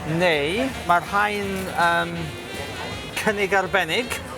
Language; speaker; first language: Welsh; native; Welsh